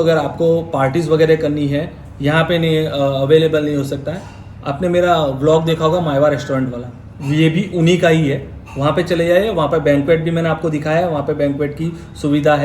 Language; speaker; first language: Hindi; native; Hindi